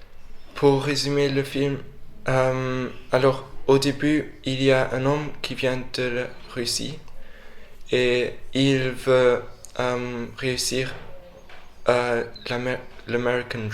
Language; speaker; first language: French; non-native, fluent; English